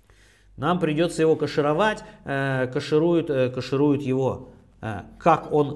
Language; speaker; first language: Russian; native; Russian